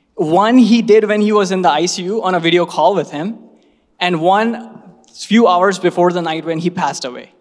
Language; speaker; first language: English; non-native, local second language; Hindi